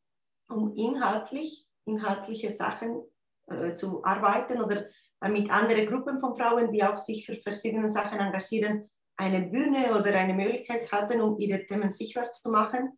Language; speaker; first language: German; non-native, fluent; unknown